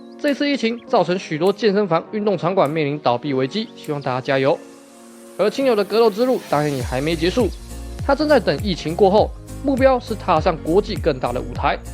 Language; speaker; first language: Chinese; native; Chinese